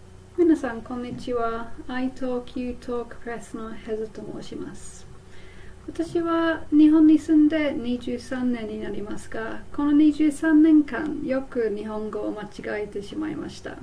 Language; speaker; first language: Japanese; non-native, fluent; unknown